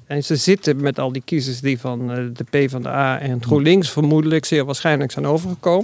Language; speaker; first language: Dutch; native; Dutch